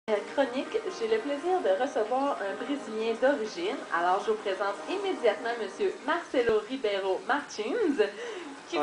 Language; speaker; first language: French; native; French